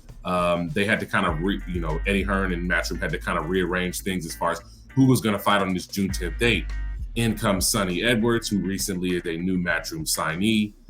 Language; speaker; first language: English; native; English